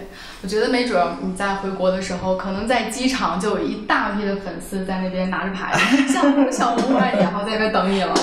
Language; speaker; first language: Chinese; native; Chinese